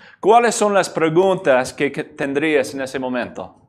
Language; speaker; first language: Spanish; non-native, fluent; English